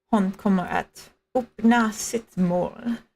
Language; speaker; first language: Swedish; non-native, learner; English